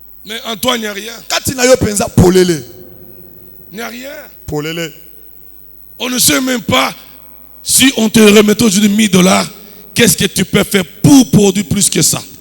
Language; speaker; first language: French; non-native, local second language; Lingala